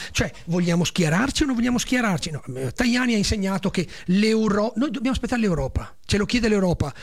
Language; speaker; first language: Italian; native; Italian